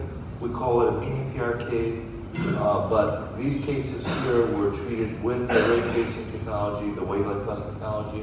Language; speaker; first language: English; non-native, fluent; Greek